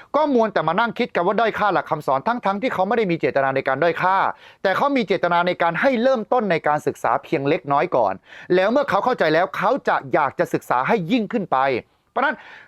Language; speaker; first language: Thai; native; Thai